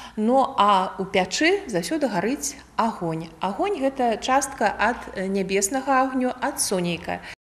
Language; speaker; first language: Belarusian; native; Belarusian